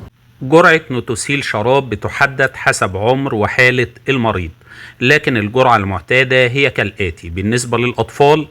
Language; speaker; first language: Arabic; native; Arabic